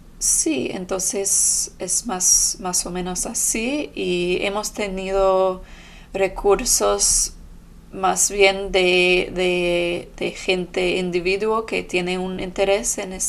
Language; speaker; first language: Spanish; non-native, fluent; English